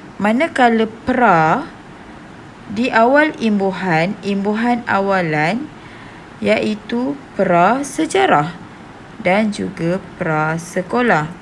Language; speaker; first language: Malay; native; Malay